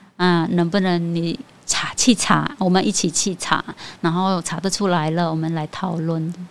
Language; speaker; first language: Chinese; non-native, fluent; Khmer